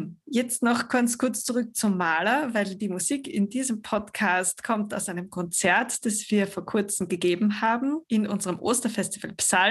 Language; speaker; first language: German; native; German